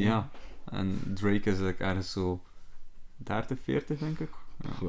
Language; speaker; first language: Dutch; native; Dutch